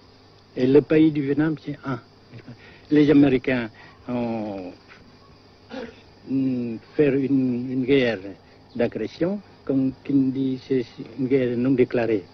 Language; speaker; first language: French; non-native, fluent; Vietnamese